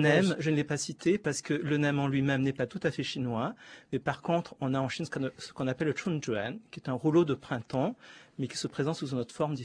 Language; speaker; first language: French; native; French